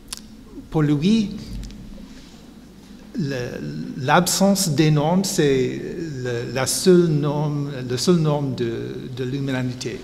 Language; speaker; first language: French; non-native, fluent; English